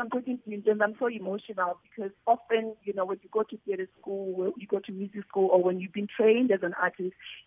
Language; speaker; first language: English; non-native, local second language; Southern Sotho